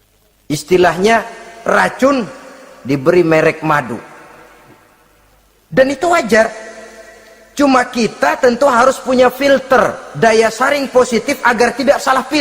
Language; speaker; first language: Indonesian; native; Indonesian